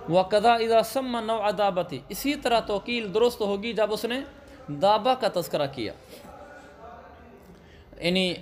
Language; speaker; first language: Urdu; native; Urdu